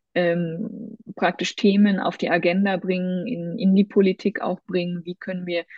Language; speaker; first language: German; native; German